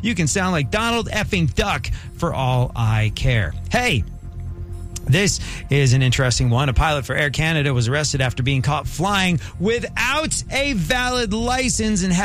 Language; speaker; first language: English; native; English